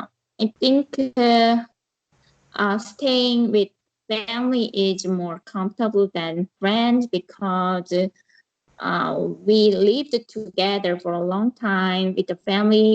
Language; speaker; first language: English; non-native, learner; Korean